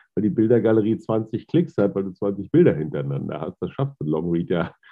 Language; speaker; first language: German; native; German